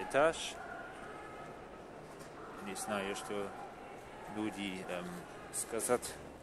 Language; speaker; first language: Russian; non-native, learner; English